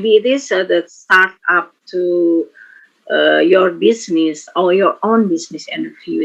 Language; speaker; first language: English; non-native, learner; Indonesian